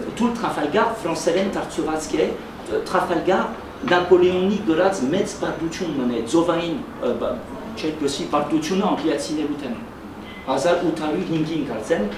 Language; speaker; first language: Armenian; early bilingual, heritage; Armenian